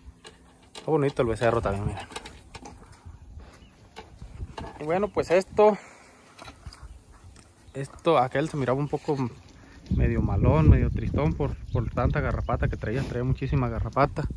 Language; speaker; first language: Spanish; native; Spanish